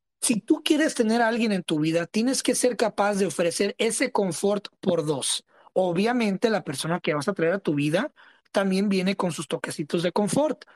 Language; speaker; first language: Spanish; early bilingual, heritage; Spanish